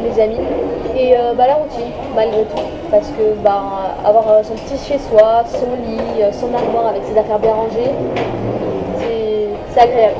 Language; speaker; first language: French; native; French